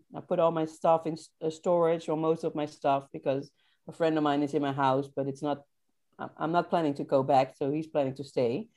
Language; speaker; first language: English; non-native, fluent; Dutch